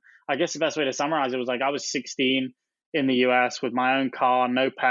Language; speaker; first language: English; native; English